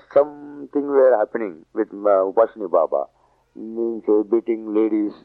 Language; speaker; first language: English; non-native, local second language; Marathi